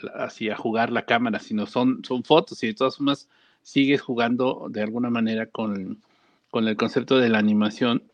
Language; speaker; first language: Spanish; native; Spanish